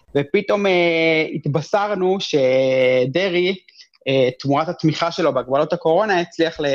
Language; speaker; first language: Hebrew; non-native, fluent; English